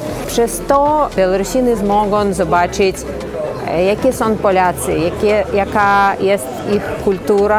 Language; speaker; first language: Polish; non-native, local second language; Belarusian